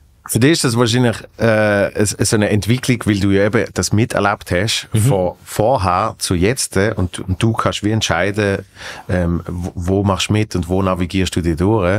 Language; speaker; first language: German; native; German